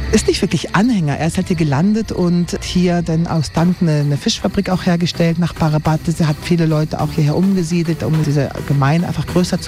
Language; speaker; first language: German; native; German